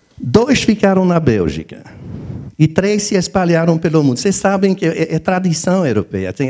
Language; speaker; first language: Portuguese; non-native, fluent; French